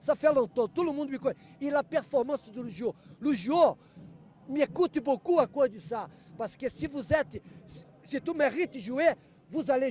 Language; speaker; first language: French; non-native, fluent; Portuguese